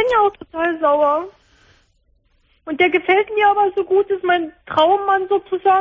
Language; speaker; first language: German; native; German